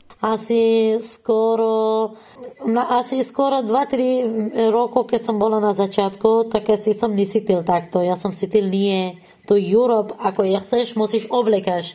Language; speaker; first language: Slovak; non-native, learner; Persian